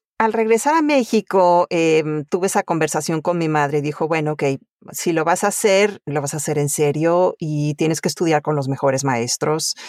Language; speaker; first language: Spanish; early bilingual, other home language; Italian